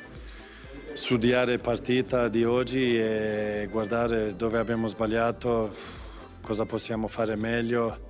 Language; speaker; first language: Italian; non-native, fluent; Swedish